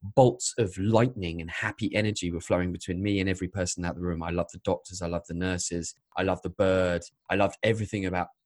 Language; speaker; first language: English; native; English